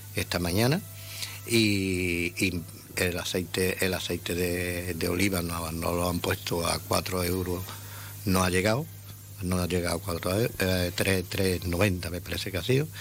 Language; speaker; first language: Spanish; native; Spanish